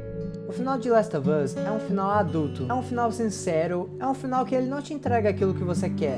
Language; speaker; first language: Portuguese; native; Portuguese